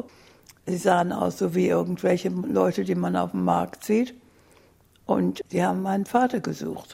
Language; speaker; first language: German; native; German